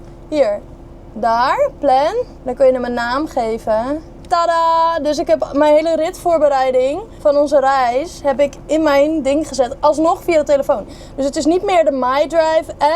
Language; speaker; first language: Dutch; native; Dutch